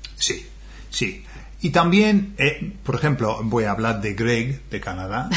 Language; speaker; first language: Spanish; non-native, fluent; English